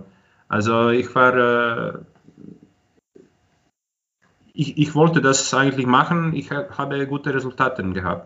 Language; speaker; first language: German; non-native, fluent; Croatian